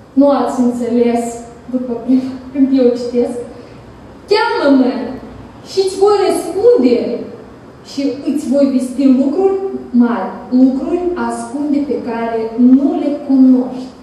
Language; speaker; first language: Romanian; non-native, learner; Russian